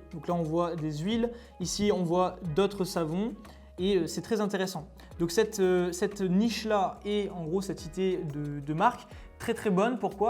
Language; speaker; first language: French; native; French